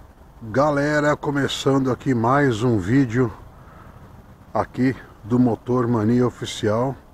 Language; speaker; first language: Portuguese; native; Portuguese